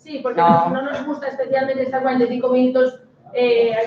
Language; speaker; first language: Spanish; native; Spanish